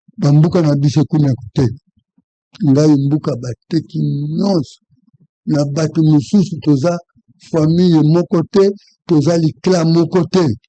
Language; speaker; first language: Lingala; non-native, local second language; Kongo